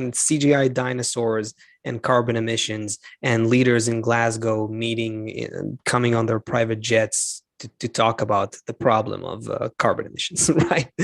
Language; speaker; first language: English; non-native, fluent; Hebrew